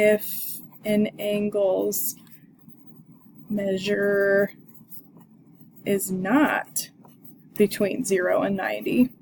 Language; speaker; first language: English; native; English